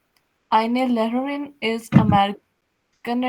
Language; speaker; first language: German; non-native, learner; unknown